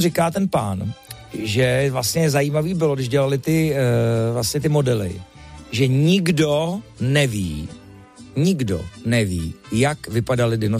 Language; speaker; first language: Czech; native; Czech